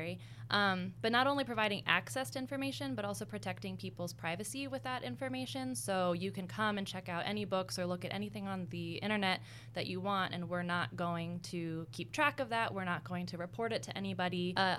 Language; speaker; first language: English; native; English